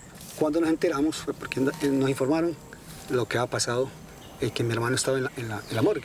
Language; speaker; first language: Spanish; native; Spanish